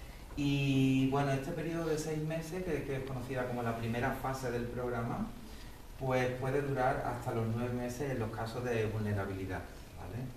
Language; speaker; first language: Spanish; native; Spanish